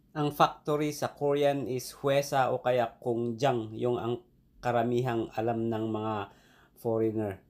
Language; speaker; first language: Filipino; native; Filipino